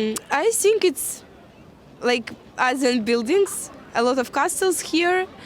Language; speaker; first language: English; non-native, learner; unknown